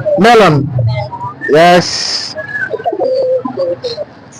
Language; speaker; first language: English; non-native, fluent; French